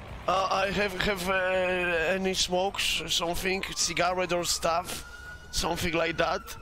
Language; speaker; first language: English; non-native, learner; Polish